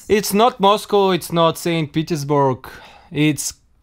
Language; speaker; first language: English; non-native, learner; Russian